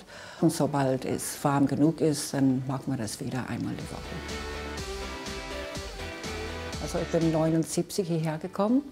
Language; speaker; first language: German; non-native, fluent; English